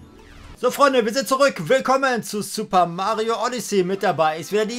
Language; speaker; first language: German; native; German